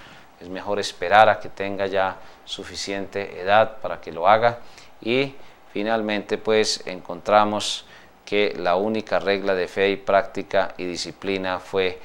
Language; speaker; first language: Spanish; native; Spanish